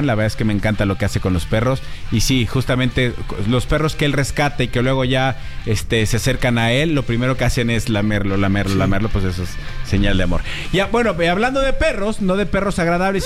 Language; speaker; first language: Spanish; native; Spanish